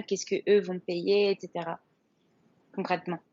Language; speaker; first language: French; native; French